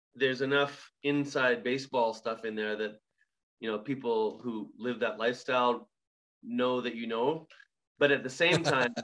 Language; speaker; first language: English; native; English